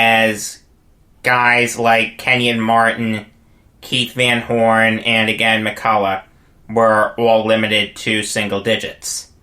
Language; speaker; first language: English; native; English